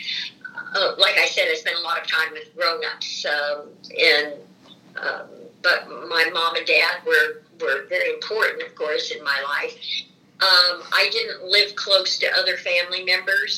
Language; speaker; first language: English; native; English